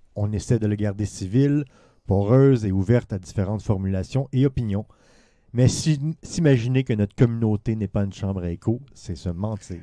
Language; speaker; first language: French; native; French